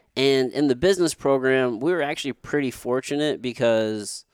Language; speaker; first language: English; native; English